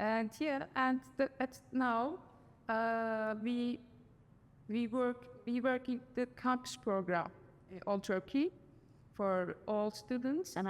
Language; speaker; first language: English; non-native, learner; Turkish